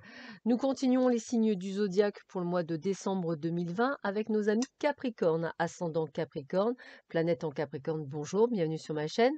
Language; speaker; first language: French; native; French